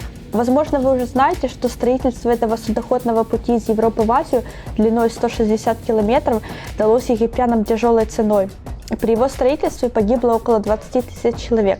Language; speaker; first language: Russian; native; Russian